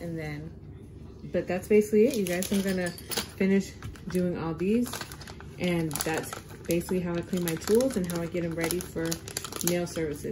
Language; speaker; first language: English; native; English